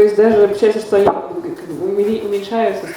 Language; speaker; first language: Russian; native; Russian